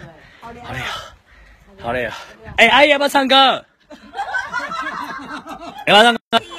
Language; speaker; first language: Chinese; native; Chinese